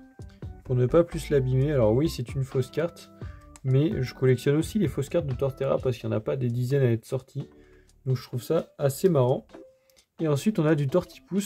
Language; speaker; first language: French; native; French